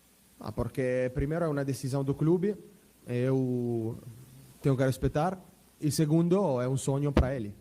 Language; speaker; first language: Portuguese; non-native, fluent; Italian